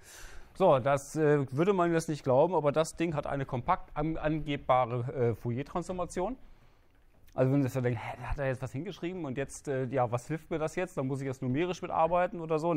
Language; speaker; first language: German; native; German